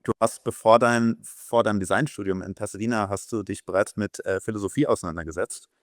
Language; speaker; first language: German; native; German